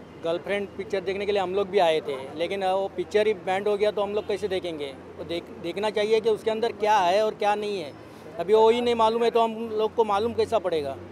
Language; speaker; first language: Hindi; non-native, local second language; Marathi